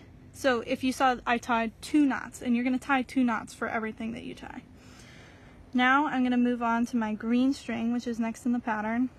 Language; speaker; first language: English; native; English